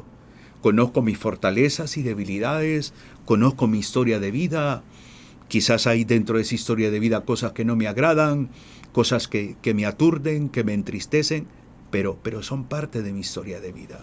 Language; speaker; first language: Spanish; native; Spanish